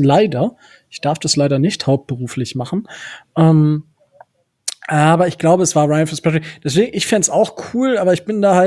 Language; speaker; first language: German; native; German